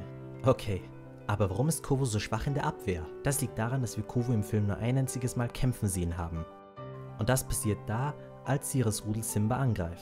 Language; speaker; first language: German; native; German